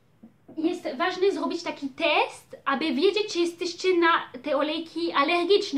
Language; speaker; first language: Polish; early bilingual, heritage; Polish